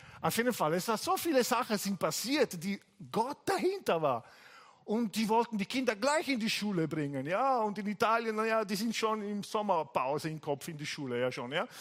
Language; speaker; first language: German; non-native, fluent; Italian